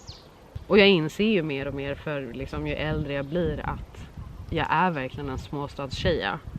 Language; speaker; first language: Swedish; native; Swedish